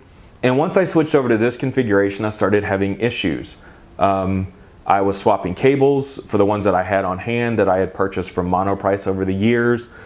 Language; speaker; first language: English; native; English